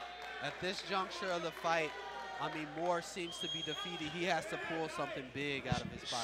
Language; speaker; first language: English; native; English